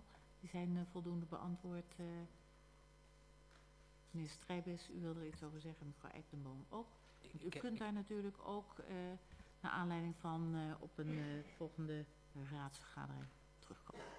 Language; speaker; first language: Dutch; native; Dutch